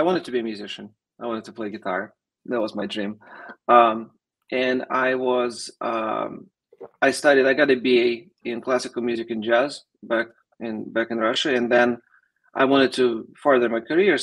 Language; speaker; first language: English; non-native, fluent; Russian